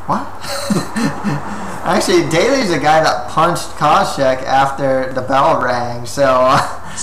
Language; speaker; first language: English; native; English